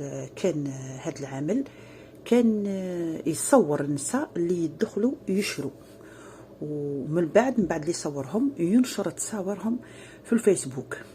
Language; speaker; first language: Arabic; native; Arabic